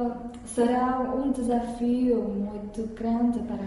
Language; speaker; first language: Portuguese; non-native, fluent; Chinese